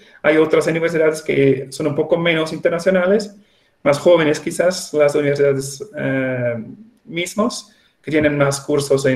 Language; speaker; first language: Spanish; non-native, fluent; Swiss German